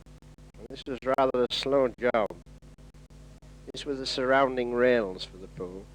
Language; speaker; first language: English; native; English